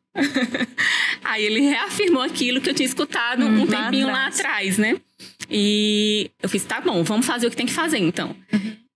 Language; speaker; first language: Portuguese; native; Portuguese